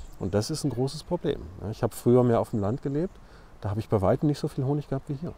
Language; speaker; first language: German; native; German